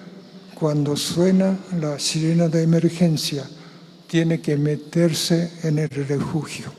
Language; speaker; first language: Spanish; non-native, fluent; Japanese